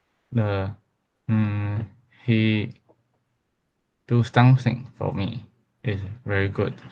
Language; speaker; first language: English; non-native, learner; Chinese